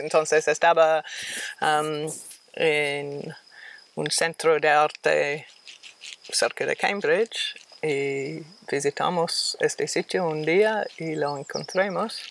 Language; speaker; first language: Spanish; non-native, fluent; English